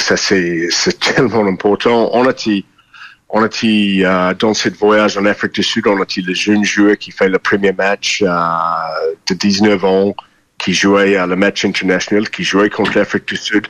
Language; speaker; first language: French; non-native, fluent; English